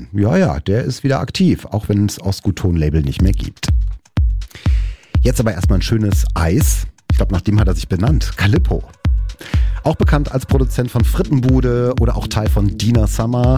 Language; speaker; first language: German; native; German